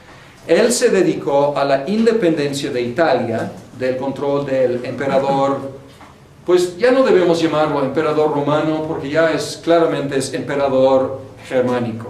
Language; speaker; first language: Spanish; non-native, fluent; English